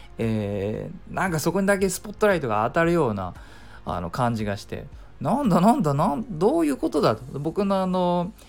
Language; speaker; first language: Japanese; native; Japanese